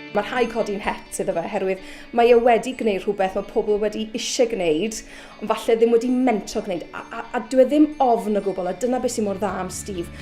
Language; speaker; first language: Welsh; native; Welsh